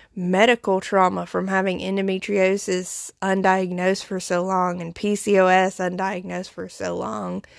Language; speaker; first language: English; native; English